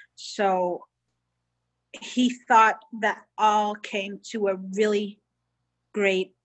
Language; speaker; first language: English; early bilingual, other home language; Hebrew